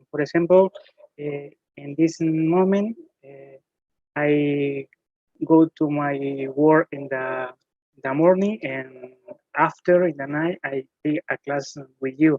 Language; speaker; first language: English; non-native, learner; Spanish